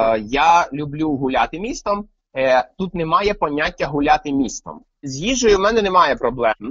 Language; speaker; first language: Ukrainian; native; Ukrainian